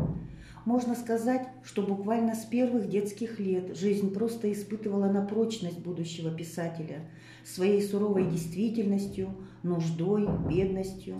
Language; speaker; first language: Russian; native; Russian